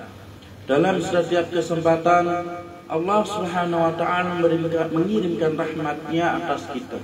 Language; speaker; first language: Indonesian; native; Indonesian